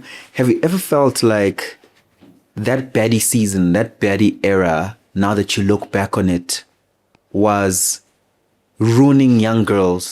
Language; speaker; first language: English; non-native, local second language; Zulu